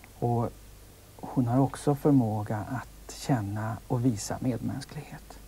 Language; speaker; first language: Swedish; native; Swedish